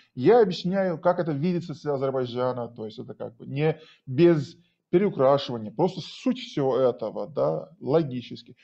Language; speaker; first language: Russian; non-native, local second language; Azerbaijani